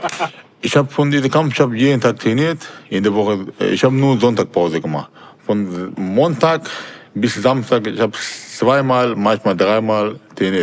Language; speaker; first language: German; non-native, learner; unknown